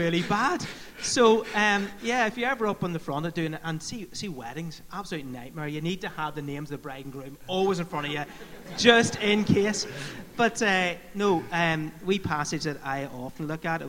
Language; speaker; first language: English; native; English